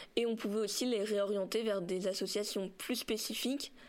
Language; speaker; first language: French; native; French